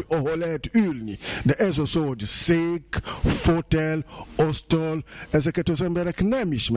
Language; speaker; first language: Hungarian; non-native, fluent; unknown